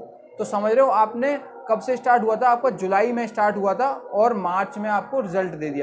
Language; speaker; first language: Hindi; native; Hindi